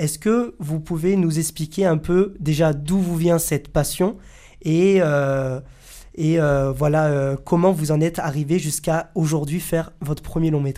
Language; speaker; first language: French; native; French